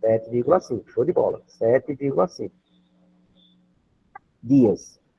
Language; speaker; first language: Portuguese; native; Portuguese